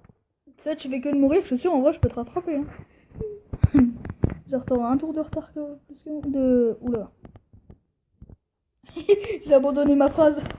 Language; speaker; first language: French; native; French